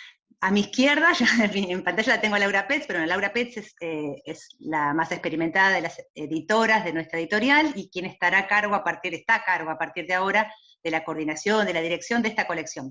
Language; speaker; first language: Spanish; native; Spanish